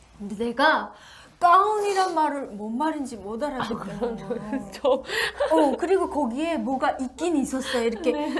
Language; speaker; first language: Korean; native; Korean